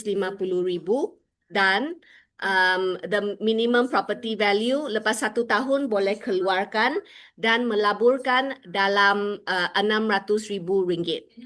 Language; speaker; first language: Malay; non-native, local second language; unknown